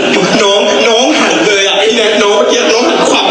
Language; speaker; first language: Thai; native; Thai